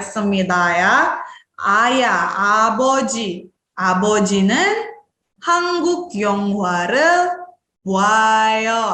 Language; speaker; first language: Korean; non-native, fluent; Indonesian